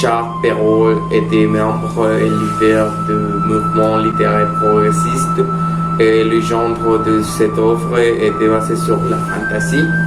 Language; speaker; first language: French; non-native, learner; Spanish